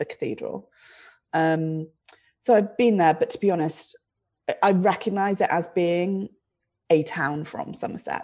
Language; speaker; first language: English; native; English